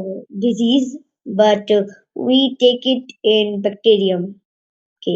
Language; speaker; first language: English; non-native, learner; Hindi